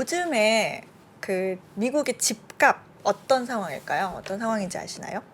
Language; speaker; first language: Korean; native; Korean